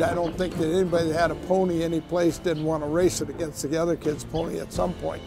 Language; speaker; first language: English; native; English